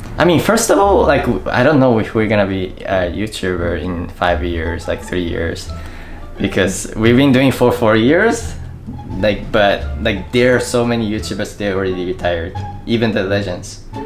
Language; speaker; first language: English; non-native, fluent; Japanese